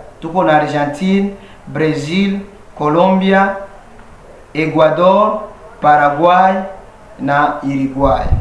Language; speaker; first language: Swahili; native; Swahili